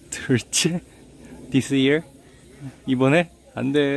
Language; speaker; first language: Korean; native; Korean